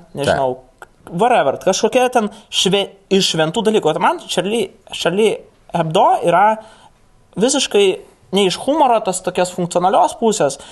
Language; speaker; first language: Lithuanian; non-native, local second language; Russian